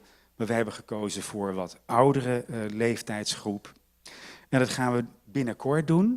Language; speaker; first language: Dutch; native; Dutch